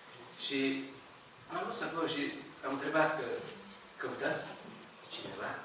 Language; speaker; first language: Romanian; non-native, learner; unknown